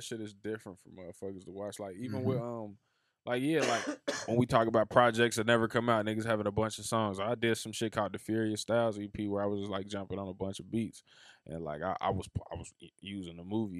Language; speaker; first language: English; native; English